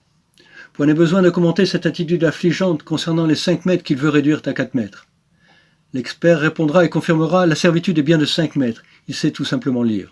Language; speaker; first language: French; native; French